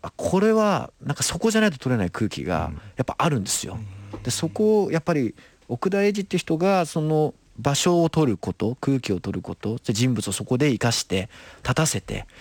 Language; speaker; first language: Japanese; native; Japanese